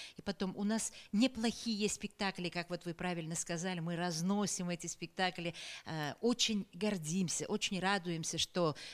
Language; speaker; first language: Russian; native; Russian